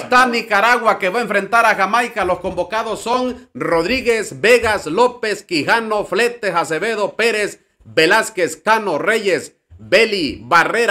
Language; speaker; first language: Spanish; native; Spanish